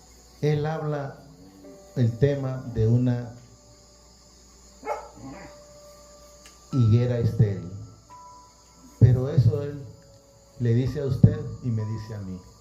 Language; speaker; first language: Spanish; native; Spanish